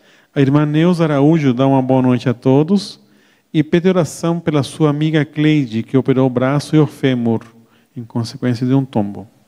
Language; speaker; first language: Portuguese; native; Portuguese